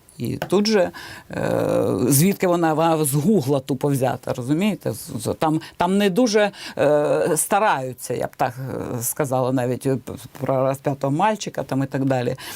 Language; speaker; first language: Ukrainian; native; Ukrainian